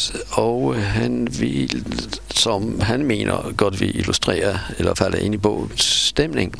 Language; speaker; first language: Danish; non-native, fluent; Polish